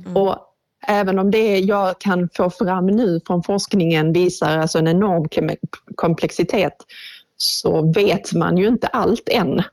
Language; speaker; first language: Swedish; native; Swedish